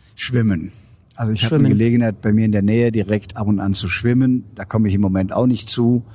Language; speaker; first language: German; native; German